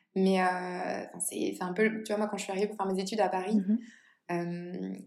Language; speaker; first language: French; native; French